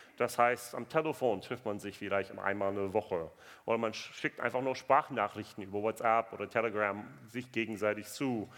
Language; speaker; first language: German; non-native, fluent; English